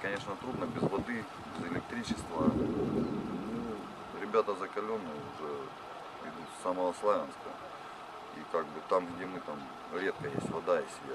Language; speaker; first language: Russian; native; Russian